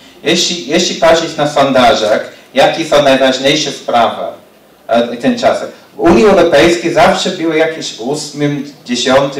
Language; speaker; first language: Polish; non-native, learner; English